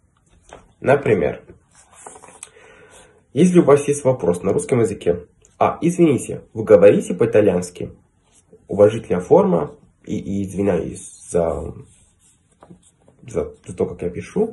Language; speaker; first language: Russian; non-native, fluent; Italian